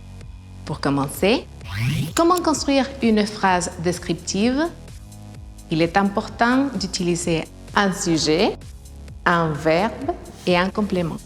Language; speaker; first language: French; non-native, fluent; Spanish